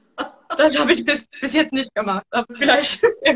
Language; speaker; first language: German; non-native, fluent; English